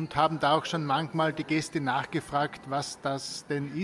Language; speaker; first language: German; native; German